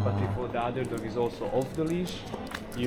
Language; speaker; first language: English; non-native, fluent; Hungarian